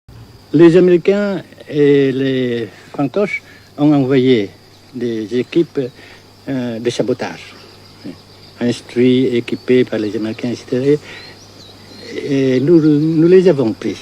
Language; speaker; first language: French; non-native, fluent; Vietnamese